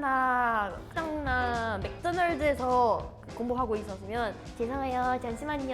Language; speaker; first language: Korean; non-native, learner; Portuguese